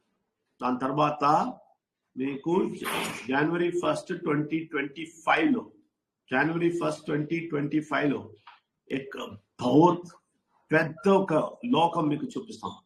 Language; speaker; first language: Telugu; non-native, learner; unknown